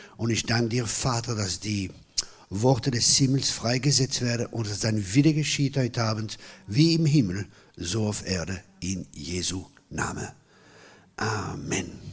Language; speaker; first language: German; non-native, local second language; French